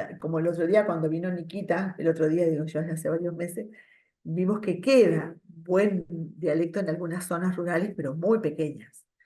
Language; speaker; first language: Spanish; non-native, local second language; German